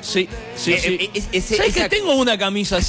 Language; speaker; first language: Spanish; native; Spanish